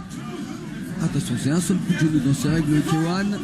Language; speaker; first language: French; native; French